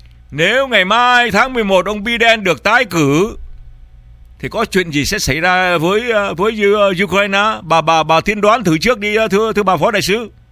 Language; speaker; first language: Vietnamese; native; Vietnamese